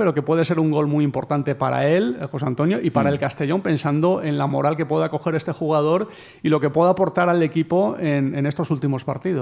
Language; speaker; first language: Spanish; native; Spanish